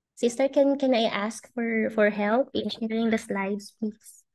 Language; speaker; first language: English; non-native, local second language; Bikol